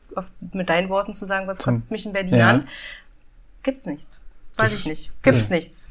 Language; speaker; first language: German; native; German